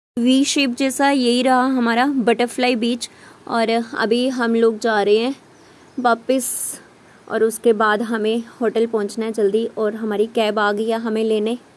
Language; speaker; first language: Hindi; native; Hindi